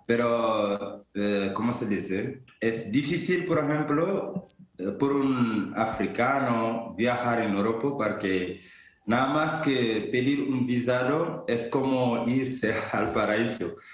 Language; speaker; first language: Spanish; non-native, fluent; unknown